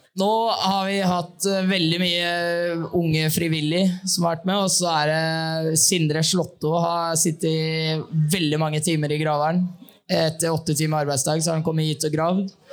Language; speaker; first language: Norwegian; native; Norwegian